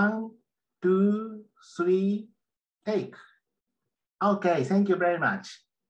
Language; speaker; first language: English; non-native, learner; Japanese